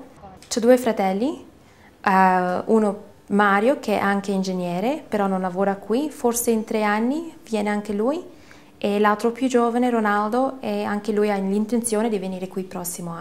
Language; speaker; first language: Italian; early bilingual, heritage; Italian